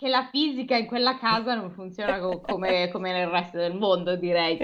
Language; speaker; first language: Italian; native; Italian